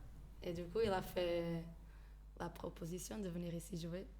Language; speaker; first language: French; non-native, fluent; Portuguese